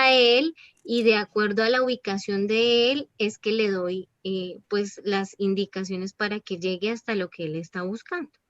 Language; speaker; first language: Spanish; native; Spanish